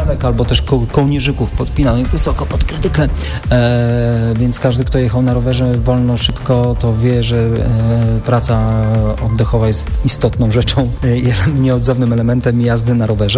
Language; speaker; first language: Polish; native; Polish